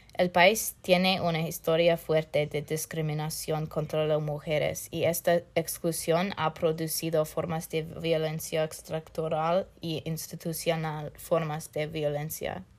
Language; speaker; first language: Spanish; non-native, fluent; English